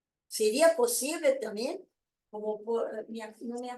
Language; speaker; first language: Spanish; non-native, fluent; Portuguese